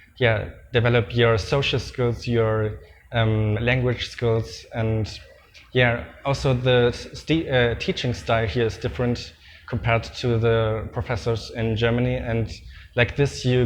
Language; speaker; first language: English; non-native, fluent; German